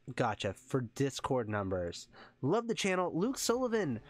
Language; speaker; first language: English; native; English